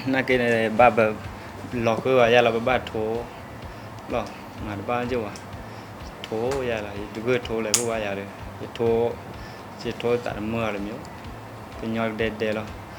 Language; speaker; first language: Burmese; non-native, local second language; Karen languages